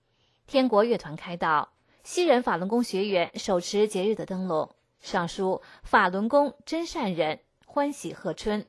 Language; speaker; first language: Chinese; native; Chinese